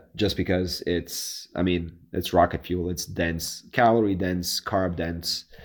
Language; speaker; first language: English; non-native, fluent; Latvian